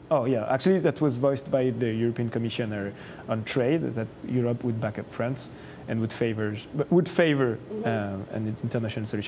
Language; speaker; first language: English; non-native, fluent; French